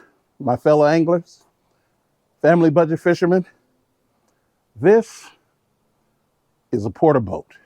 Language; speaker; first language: English; native; English